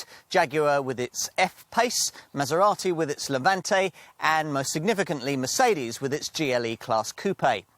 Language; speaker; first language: English; native; English